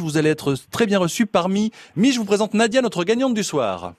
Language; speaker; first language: French; native; French